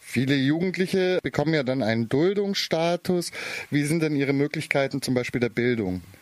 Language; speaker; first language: German; native; German